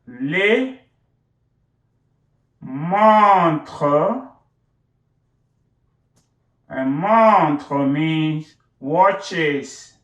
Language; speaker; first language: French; non-native, fluent; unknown